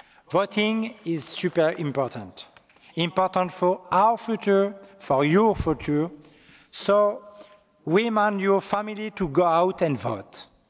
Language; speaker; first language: English; non-native, learner; French